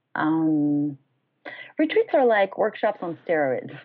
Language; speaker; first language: English; non-native, fluent; French